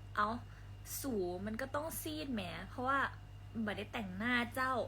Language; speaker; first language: Thai; native; Thai